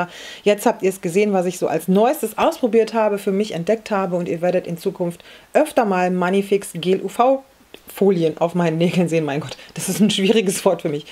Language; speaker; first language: German; native; German